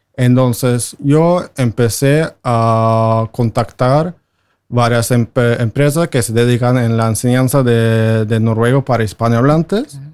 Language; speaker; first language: Spanish; non-native, fluent; Norwegian